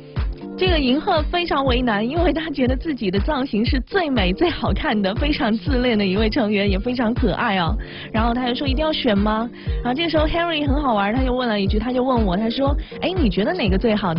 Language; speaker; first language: Chinese; native; Chinese